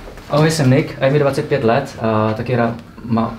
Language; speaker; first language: Czech; early bilingual, other home language; Vietnamese